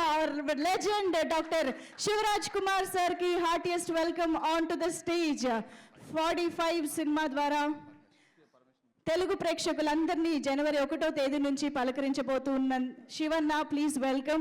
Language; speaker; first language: Telugu; native; Telugu